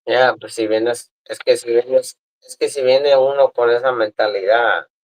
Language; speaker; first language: Spanish; early bilingual, other home language; English